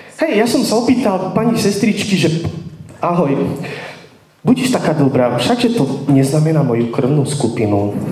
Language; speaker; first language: Slovak; non-native, local second language; Hungarian